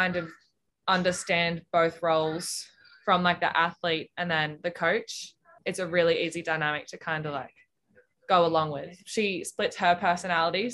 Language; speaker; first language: English; native; English